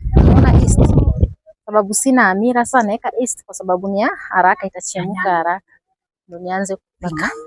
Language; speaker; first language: Swahili; native; Swahili